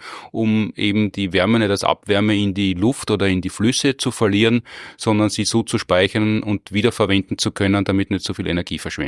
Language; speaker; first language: German; native; German